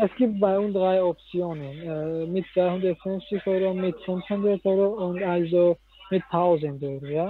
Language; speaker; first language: German; non-native, learner; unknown